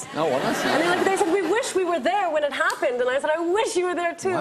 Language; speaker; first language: English; native; English